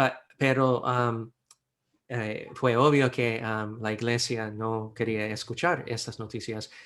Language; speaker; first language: Spanish; non-native, fluent; English